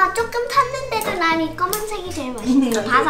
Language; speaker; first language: Korean; early bilingual, heritage; Korean